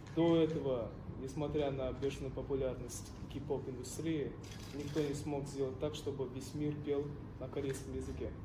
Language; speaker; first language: Russian; non-native, local second language; Kazakh